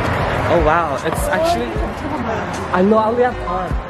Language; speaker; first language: English; native; English